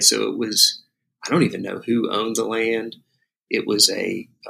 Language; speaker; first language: English; native; English